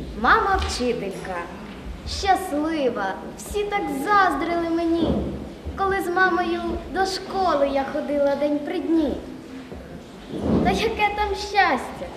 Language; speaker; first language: Ukrainian; native; Ukrainian